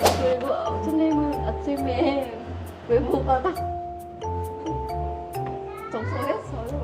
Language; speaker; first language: Korean; non-native, learner; Vietnamese